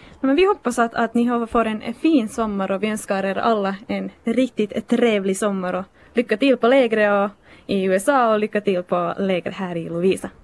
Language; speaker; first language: Swedish; native; Swedish